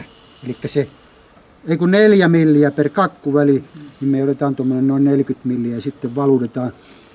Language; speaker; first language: Finnish; native; Finnish